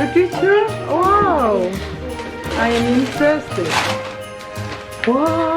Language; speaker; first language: English; non-native, learner; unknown